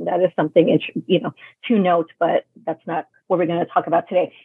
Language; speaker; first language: English; native; English